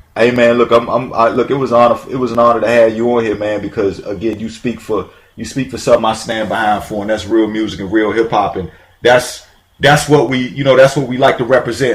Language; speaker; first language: English; native; English